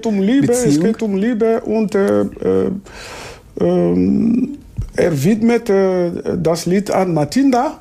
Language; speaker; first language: German; non-native, fluent; Lingala